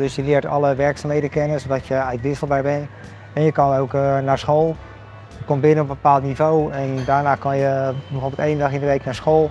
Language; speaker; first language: Dutch; native; Dutch